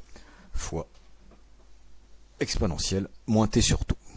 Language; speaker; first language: French; native; French